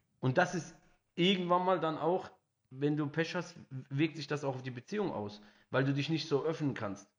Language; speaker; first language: German; early bilingual, other home language; Arabic